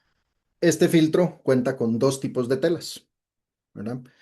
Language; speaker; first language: Spanish; native; Spanish